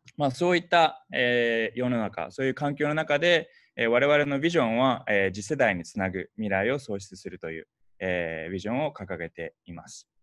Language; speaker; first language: Japanese; early bilingual, heritage; Japanese